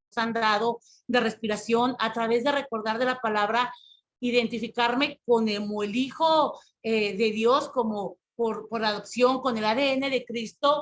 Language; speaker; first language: Spanish; native; Spanish